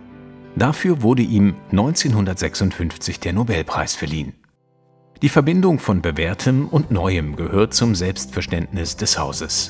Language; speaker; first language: German; native; German